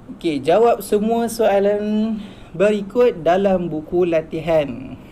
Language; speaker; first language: Malay; native; Malay